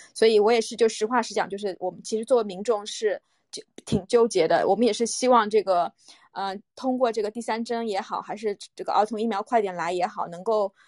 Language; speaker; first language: Chinese; native; Chinese